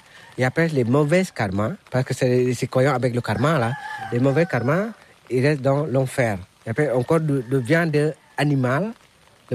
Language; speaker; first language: French; non-native, learner; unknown